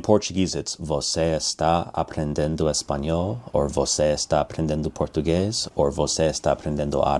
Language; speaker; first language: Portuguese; non-native, fluent; English